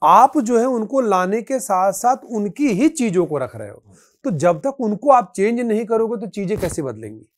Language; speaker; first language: Hindi; native; Hindi